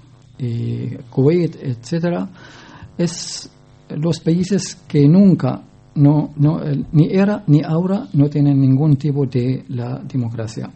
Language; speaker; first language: Spanish; non-native, learner; Arabic